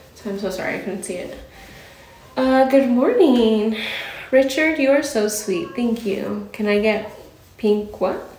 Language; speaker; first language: English; native; English